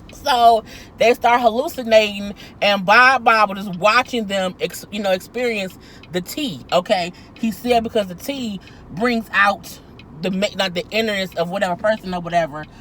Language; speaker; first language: English; native; English